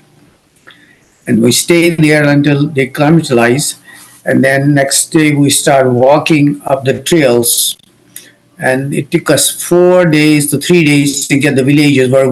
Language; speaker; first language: English; non-native, local second language; Kashmiri